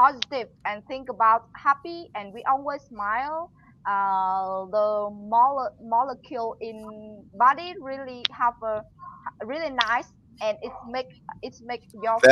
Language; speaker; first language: English; non-native, learner; Vietnamese